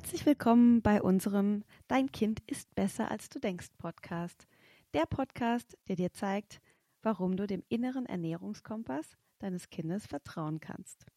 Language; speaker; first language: German; native; German